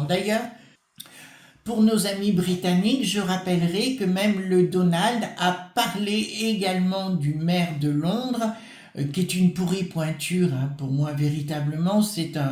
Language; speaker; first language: French; native; French